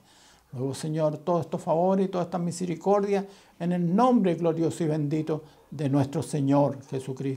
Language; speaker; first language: Spanish; native; Spanish